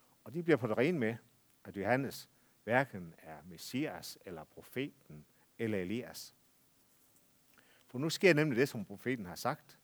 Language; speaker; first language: Danish; native; Danish